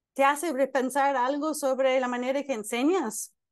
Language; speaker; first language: Spanish; non-native, fluent; English